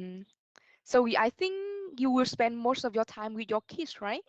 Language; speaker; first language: English; non-native, fluent; Vietnamese